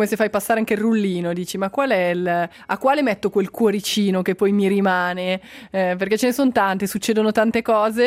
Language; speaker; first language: Italian; native; Italian